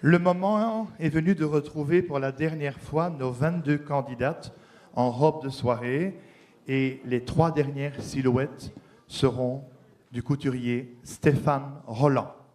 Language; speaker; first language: French; native; French